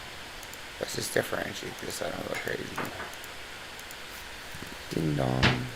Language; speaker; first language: English; native; English